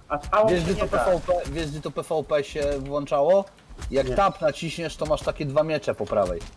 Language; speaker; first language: Polish; native; Polish